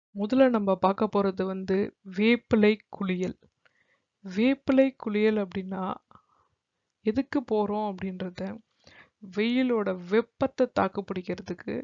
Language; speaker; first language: Tamil; native; Tamil